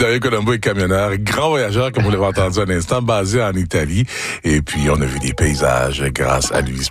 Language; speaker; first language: French; native; French